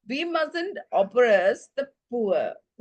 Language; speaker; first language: English; non-native, local second language; Tamil